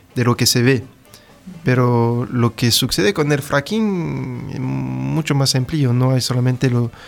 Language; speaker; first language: Spanish; non-native, fluent; French